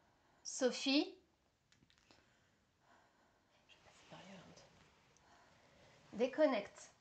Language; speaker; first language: French; native; French